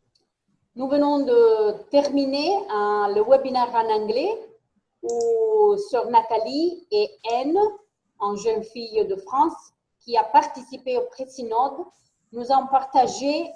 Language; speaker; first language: French; non-native, fluent; Italian